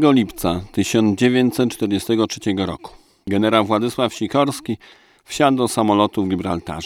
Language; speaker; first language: Polish; native; Polish